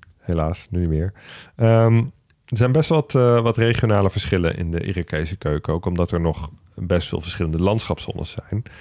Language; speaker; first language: Dutch; native; Dutch